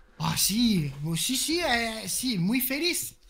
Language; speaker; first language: Spanish; non-native, learner; French